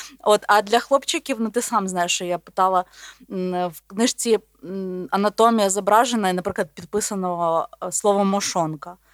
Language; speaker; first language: Ukrainian; native; Ukrainian